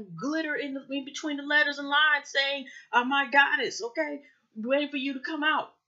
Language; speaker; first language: English; native; English